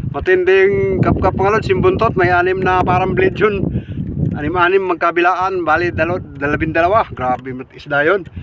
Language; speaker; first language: Filipino; native; Filipino